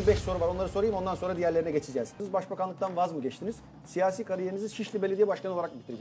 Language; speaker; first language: Turkish; native; Turkish